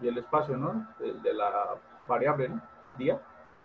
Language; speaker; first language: Spanish; native; Spanish